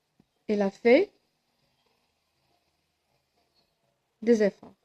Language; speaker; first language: French; non-native, local second language; Arabic